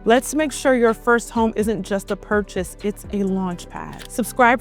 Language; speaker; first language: English; native; English